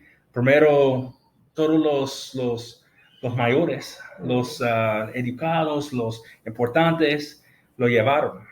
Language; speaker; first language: Spanish; non-native, fluent; English